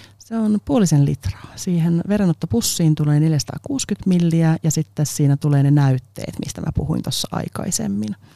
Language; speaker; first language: Finnish; non-native, local second language; Swedish